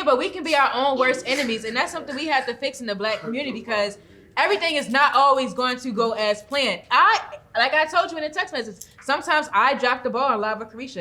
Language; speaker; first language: English; native; English